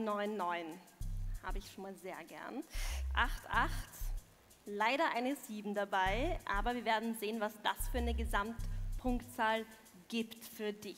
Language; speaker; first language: German; native; German